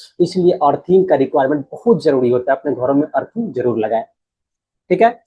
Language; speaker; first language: Hindi; native; Hindi